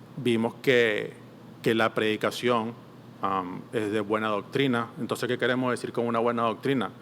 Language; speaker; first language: Spanish; native; Spanish